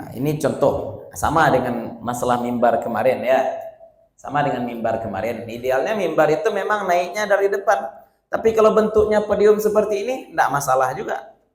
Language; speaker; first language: Malay; non-native, local second language; Minangkabau